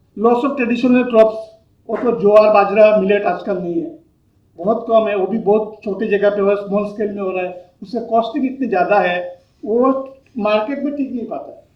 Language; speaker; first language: Hindi; non-native, local second language; Bangla